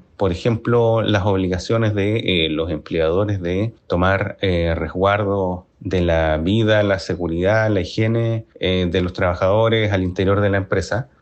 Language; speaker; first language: Spanish; native; Spanish